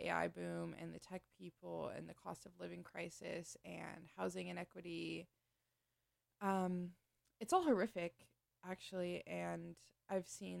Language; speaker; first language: English; native; English